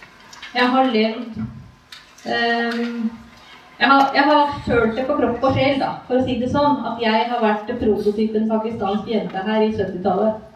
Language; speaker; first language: Norwegian; early bilingual, other home language; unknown